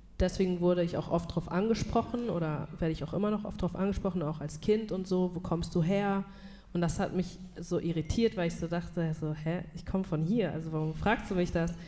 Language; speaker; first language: German; native; German